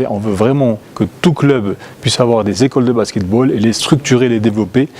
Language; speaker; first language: French; non-native, local second language; Arabic